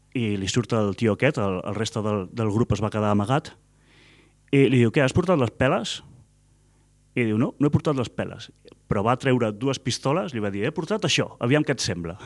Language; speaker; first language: Catalan; native; Catalan